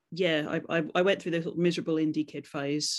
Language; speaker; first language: English; native; English